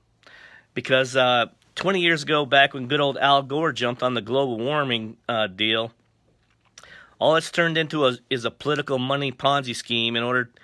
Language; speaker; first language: English; native; English